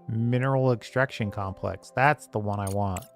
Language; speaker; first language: English; native; English